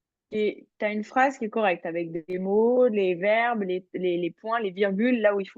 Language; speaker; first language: French; native; French